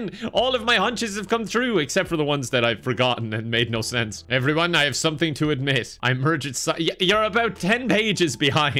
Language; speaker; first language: English; native; English